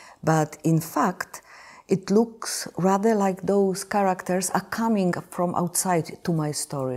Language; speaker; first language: English; non-native, fluent; Polish